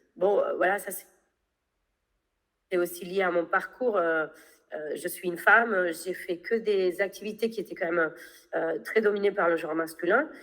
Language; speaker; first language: French; non-native, fluent; Spanish